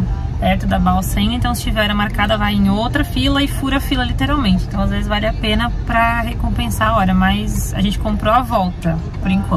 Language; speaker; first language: Portuguese; native; Portuguese